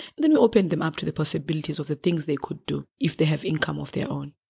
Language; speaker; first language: English; non-native, local second language; Shona